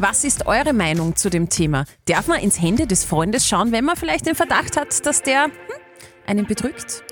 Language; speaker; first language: German; native; German